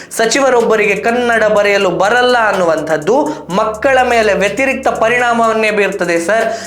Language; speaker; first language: Kannada; native; Kannada